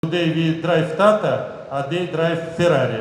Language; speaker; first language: English; non-native, learner; Russian